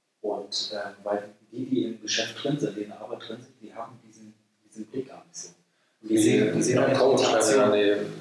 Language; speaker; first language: German; native; German